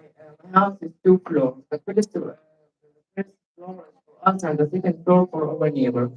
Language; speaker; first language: English; non-native, learner; Arabic